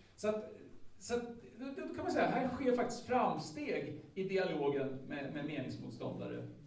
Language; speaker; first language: Swedish; native; Swedish